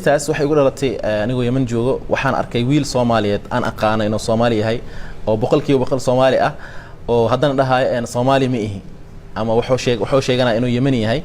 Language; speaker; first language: Somali; early bilingual, heritage; Somali